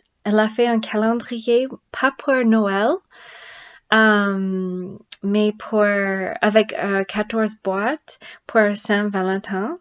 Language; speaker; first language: French; non-native, learner; English